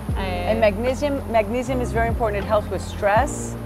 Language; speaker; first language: English; non-native, fluent; German